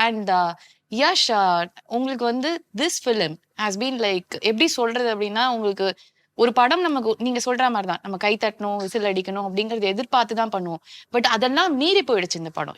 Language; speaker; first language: Tamil; native; Tamil